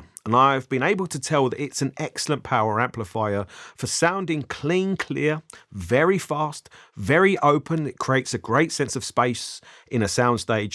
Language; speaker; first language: English; native; English